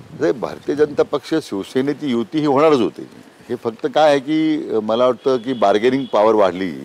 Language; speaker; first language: Marathi; native; Marathi